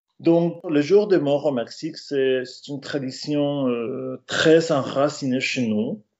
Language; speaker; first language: French; non-native, fluent; Spanish